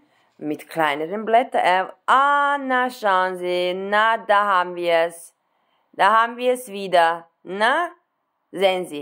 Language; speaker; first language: German; non-native, fluent; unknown